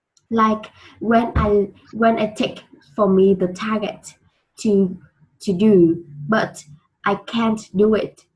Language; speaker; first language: English; non-native, learner; Vietnamese